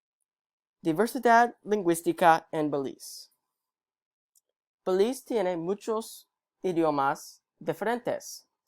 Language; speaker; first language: Spanish; non-native, learner; English